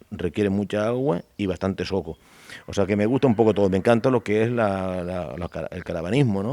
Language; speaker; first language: Spanish; native; Spanish